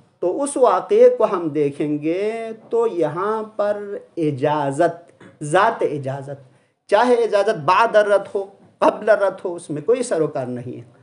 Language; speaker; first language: Urdu; non-native, local second language; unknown